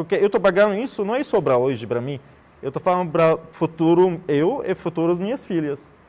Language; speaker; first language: Portuguese; non-native, fluent; Arabic